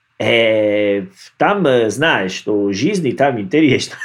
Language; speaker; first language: Russian; non-native, learner; Italian